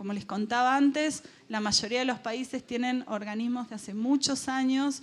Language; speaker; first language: Spanish; native; Spanish